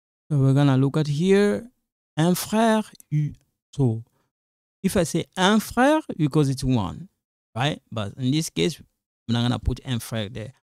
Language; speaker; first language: English; non-native, fluent; Lingala